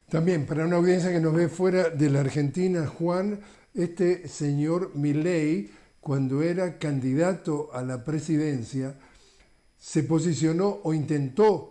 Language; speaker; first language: Spanish; native; Spanish